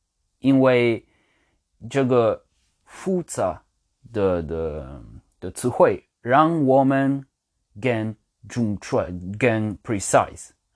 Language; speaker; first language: Chinese; non-native, learner; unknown